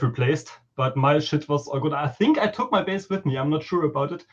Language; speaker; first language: English; non-native, fluent; German